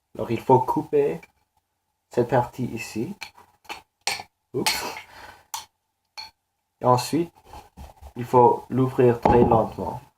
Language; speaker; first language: French; non-native, learner; English